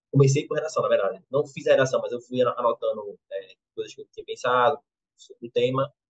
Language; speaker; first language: Portuguese; native; Portuguese